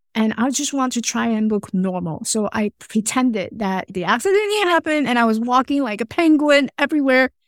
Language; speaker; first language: English; non-native, fluent; Chinese